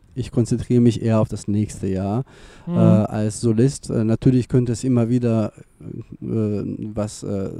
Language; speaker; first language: German; non-native, fluent; Serbian